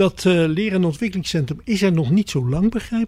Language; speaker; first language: Dutch; native; Dutch